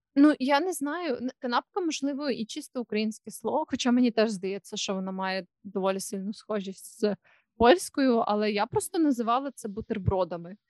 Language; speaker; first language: Ukrainian; non-native, local second language; Russian